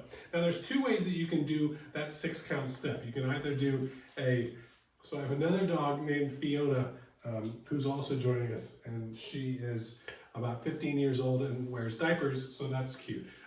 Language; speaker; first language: English; native; English